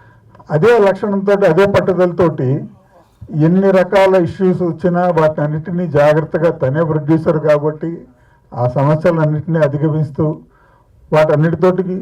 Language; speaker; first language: Telugu; native; Telugu